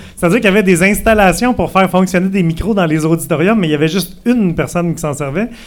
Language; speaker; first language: French; native; French